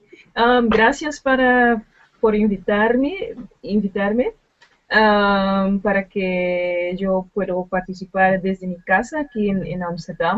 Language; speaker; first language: Spanish; non-native, learner; Dutch